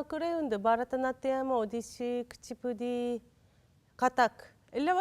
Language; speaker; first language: Malayalam; non-native, learner; Japanese